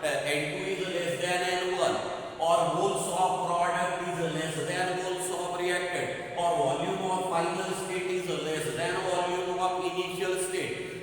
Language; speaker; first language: English; non-native, local second language; Marathi